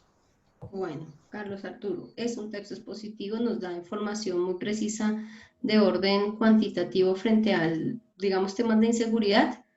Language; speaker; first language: Spanish; native; Spanish